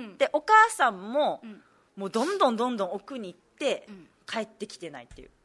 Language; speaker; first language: Japanese; native; Japanese